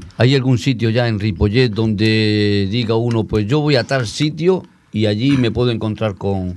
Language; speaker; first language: Spanish; native; Spanish